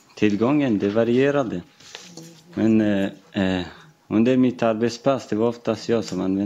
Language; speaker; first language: Swedish; non-native, fluent; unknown